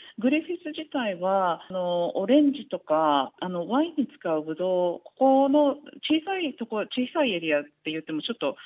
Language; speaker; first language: Japanese; native; Japanese